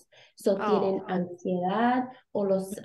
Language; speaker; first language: Spanish; early bilingual, heritage; Spanish